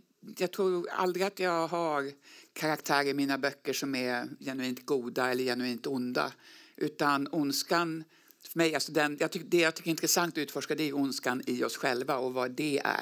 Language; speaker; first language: Swedish; native; Swedish